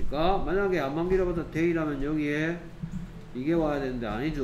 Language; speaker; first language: Korean; native; Korean